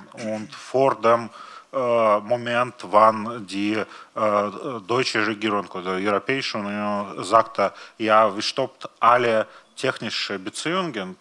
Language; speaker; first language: German; non-native, learner; Russian